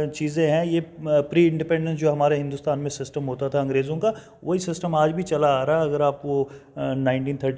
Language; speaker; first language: Hindi; non-native, local second language; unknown